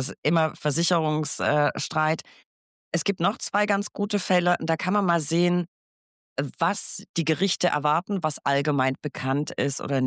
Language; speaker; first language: German; native; German